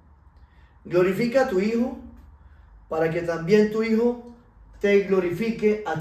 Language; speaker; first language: Spanish; native; Spanish